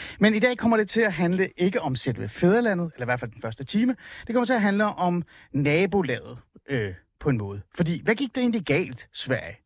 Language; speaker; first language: Danish; early bilingual, other home language; Persian